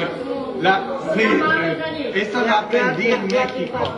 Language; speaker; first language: Spanish; non-native, fluent; Polish